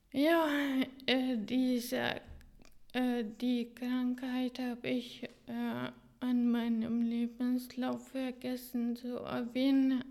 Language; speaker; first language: German; non-native, fluent; Hungarian